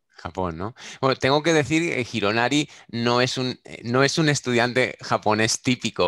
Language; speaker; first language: Spanish; non-native, fluent; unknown